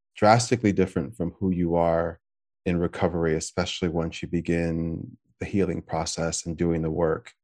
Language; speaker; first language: English; native; English